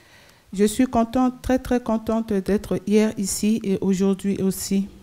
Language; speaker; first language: French; non-native, local second language; Sango